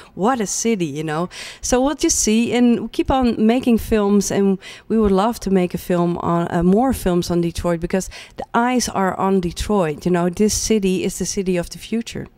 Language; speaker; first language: English; non-native, fluent; Dutch